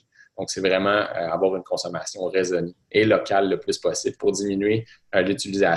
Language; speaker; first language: French; native; French